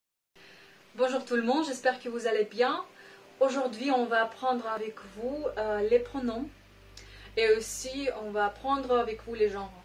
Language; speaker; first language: French; non-native, fluent; Russian